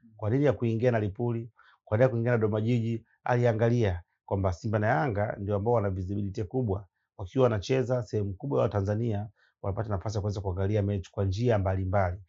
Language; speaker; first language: Swahili; native; Swahili